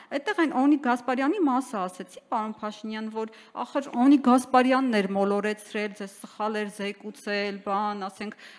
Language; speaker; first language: Armenian; native; Armenian